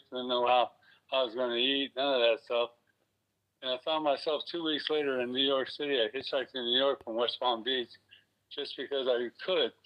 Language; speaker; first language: English; native; English